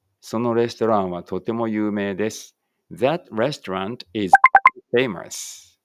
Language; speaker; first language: Japanese; native; Japanese